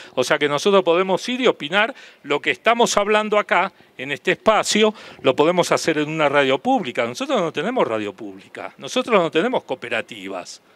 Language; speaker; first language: Spanish; native; Spanish